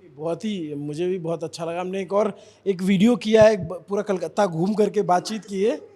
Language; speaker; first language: Hindi; native; Hindi